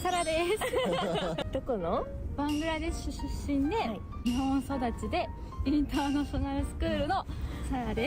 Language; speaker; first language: Japanese; early bilingual, other home language; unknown